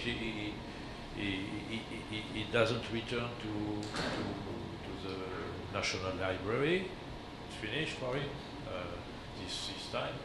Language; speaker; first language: English; non-native, learner; French